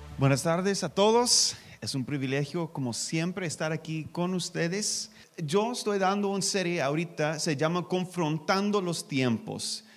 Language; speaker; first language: Spanish; non-native, learner; English